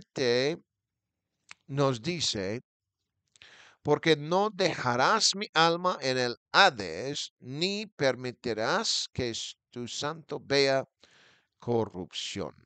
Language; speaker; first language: Spanish; non-native, fluent; English